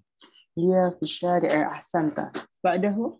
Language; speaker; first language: Arabic; non-native, fluent; Indonesian